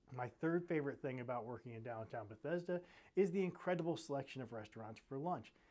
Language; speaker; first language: English; native; English